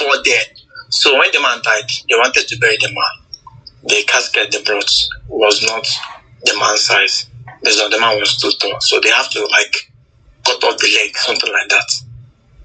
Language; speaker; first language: English; non-native, local second language; Igbo